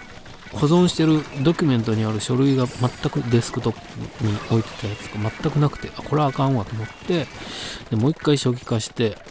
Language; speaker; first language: Japanese; native; Japanese